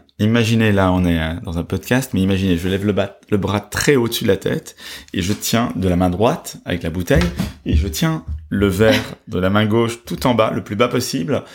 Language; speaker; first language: French; native; French